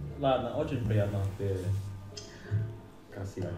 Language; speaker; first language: Russian; non-native, learner; Indonesian